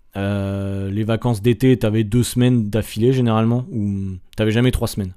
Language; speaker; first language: French; native; French